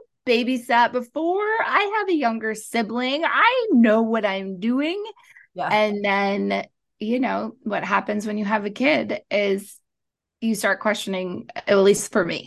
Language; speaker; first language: English; native; English